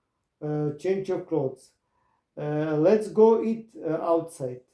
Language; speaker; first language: English; non-native, learner; Croatian